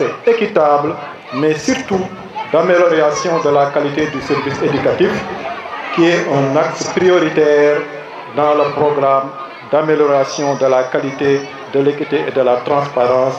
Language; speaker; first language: French; non-native, local second language; Serer